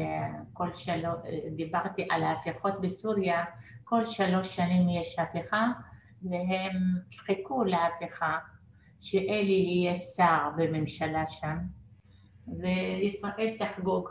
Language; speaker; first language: Hebrew; non-native, fluent; Arabic